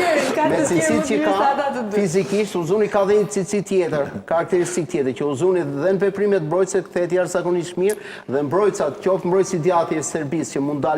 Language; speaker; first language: Albanian; native; Albanian